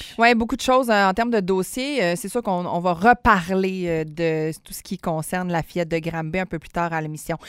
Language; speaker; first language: French; native; French